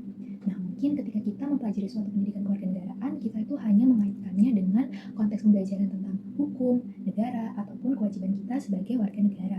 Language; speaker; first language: Indonesian; native; Indonesian